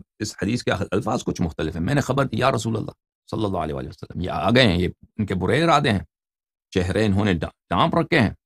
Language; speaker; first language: Urdu; non-native, fluent; Persian